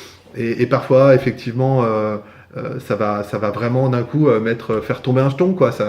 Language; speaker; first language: French; native; French